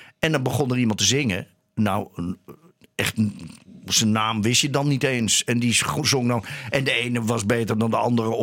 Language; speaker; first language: Dutch; native; Dutch